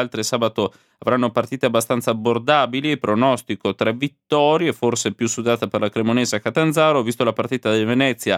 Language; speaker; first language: Italian; native; Italian